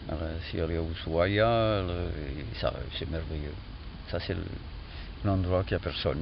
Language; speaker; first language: French; non-native, fluent; Catalan